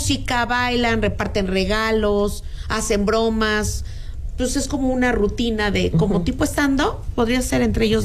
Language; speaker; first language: Spanish; native; Spanish